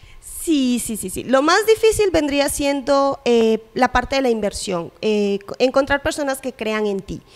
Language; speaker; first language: Spanish; native; Spanish